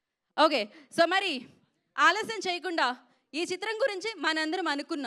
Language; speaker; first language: Telugu; native; Telugu